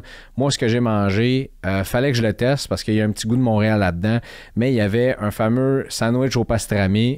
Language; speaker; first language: French; native; French